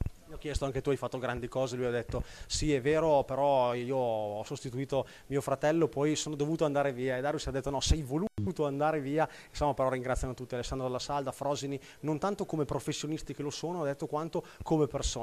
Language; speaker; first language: Italian; native; Italian